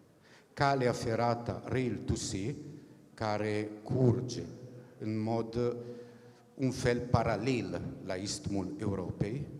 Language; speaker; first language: Romanian; non-native, fluent; Italian